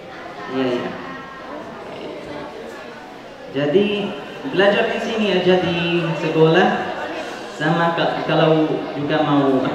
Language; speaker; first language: Indonesian; non-native, fluent; Arabic